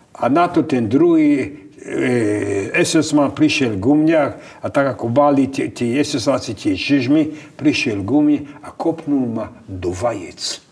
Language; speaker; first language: Slovak; native; Slovak